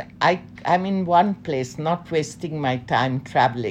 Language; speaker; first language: English; non-native, local second language; Bangla